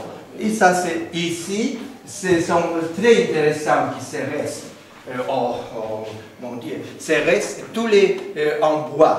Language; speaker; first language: French; non-native, learner; Polish